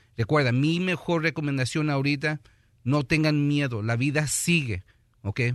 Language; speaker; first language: Spanish; early bilingual, heritage; Spanish